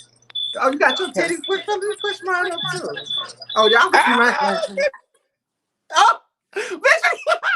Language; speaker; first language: English; native; English